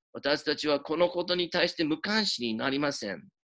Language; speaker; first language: Japanese; non-native, fluent; English